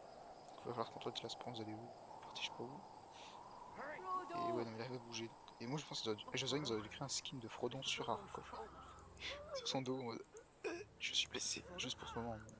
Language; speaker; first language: French; native; French